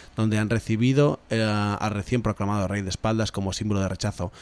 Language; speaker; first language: Spanish; non-native, local second language; Catalan